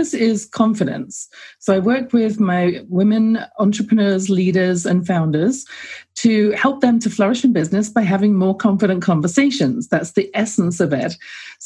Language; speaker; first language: English; native; English